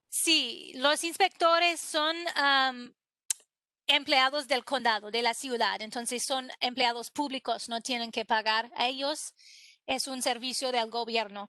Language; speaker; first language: Spanish; non-native, fluent; English